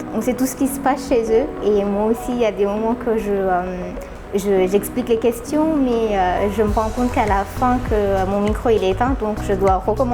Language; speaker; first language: French; non-native, fluent; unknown